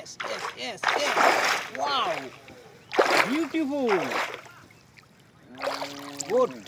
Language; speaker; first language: English; non-native, learner; Bangla